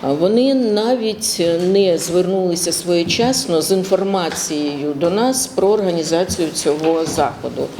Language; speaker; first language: Ukrainian; native; Ukrainian